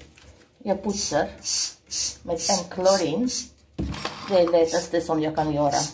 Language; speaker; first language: Swedish; non-native, learner; Russian